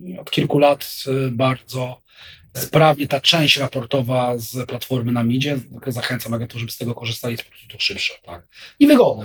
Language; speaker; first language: Polish; native; Polish